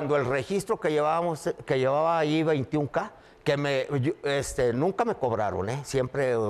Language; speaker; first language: Spanish; native; Spanish